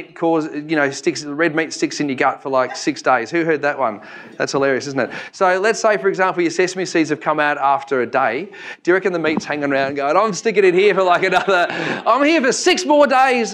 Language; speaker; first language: English; native; English